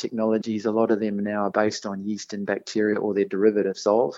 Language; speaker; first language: English; native; English